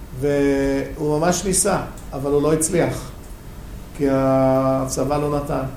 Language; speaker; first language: Hebrew; non-native, fluent; English